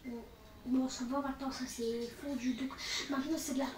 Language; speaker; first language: French; native; French